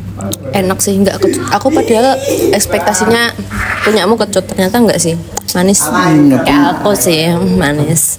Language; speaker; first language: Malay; non-native, local second language; Javanese